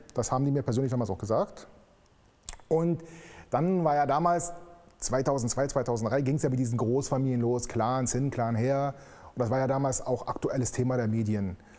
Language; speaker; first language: German; early bilingual, other home language; Arabic